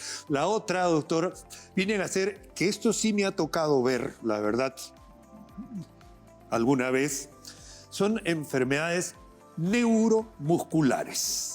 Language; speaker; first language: Spanish; native; Spanish